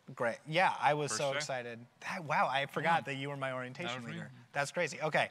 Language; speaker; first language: English; native; English